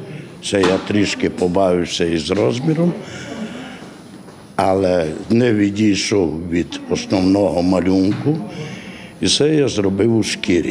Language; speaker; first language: Ukrainian; non-native, local second language; Hungarian